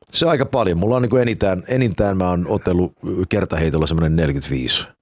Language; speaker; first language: Finnish; early bilingual, heritage; Finnish